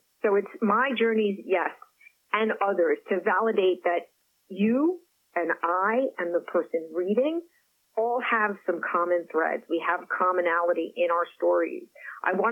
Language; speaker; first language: English; non-native, fluent; French